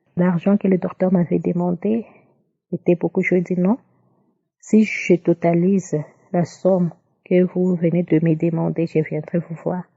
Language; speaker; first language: French; non-native, local second language; Lingala